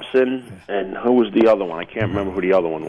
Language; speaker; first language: English; native; English